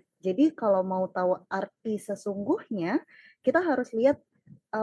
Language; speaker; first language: Indonesian; native; Indonesian